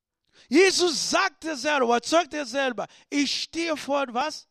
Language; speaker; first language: German; non-native, learner; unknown